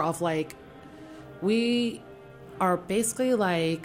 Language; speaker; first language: English; native; English